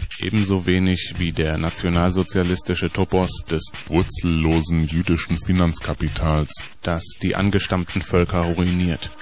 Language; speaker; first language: German; native; German